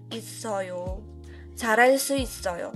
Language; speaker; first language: Korean; non-native, fluent; Burmese